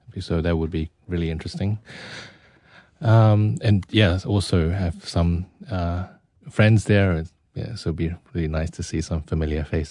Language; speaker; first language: English; native; English